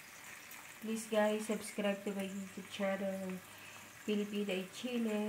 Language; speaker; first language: English; non-native, local second language; Filipino